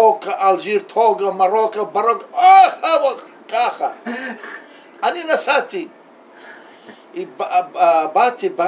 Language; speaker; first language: Hebrew; non-native, learner; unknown